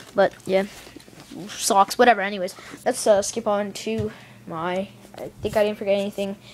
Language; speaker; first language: English; native; English